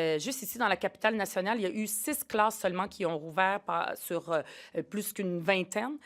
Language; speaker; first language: French; early bilingual, other home language; Arabic